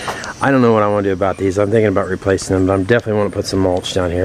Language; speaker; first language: English; native; English